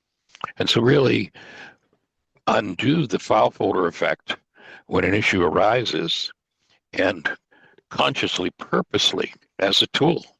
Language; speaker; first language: English; native; English